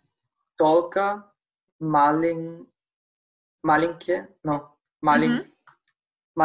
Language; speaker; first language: Russian; non-native, learner; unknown